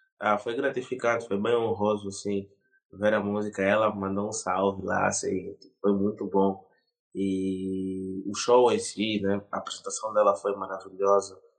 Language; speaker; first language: Portuguese; native; Portuguese